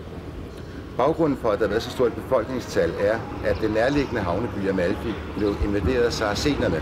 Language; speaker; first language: Danish; native; Danish